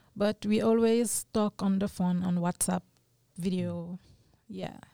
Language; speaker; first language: English; non-native, fluent; French